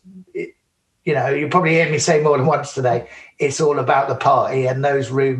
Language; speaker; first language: English; native; English